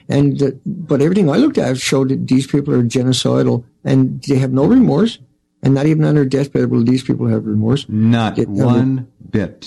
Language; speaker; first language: English; native; English